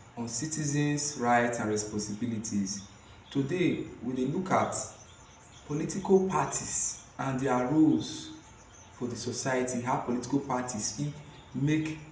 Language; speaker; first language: Nigerian Pidgin; native; Nigerian Pidgin